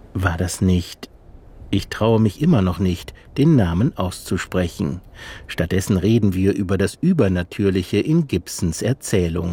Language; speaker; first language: German; native; German